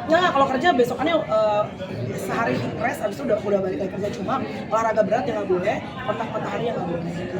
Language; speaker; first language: Indonesian; native; Indonesian